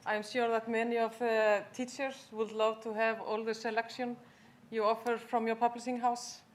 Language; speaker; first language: English; non-native, fluent; Icelandic